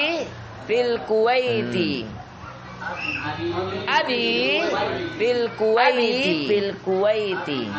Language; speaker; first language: Arabic; non-native, fluent; Indonesian